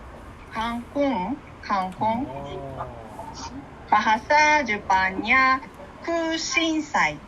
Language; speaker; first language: Indonesian; non-native, learner; Japanese